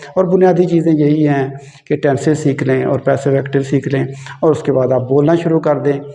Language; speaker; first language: Urdu; non-native, local second language; Punjabi